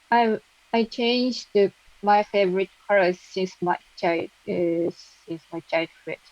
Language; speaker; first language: English; non-native, learner; Japanese